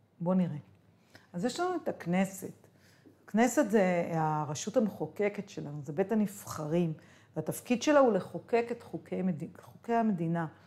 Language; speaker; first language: Hebrew; native; Hebrew